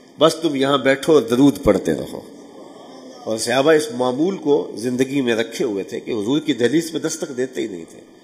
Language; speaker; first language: Urdu; non-native, local second language; Punjabi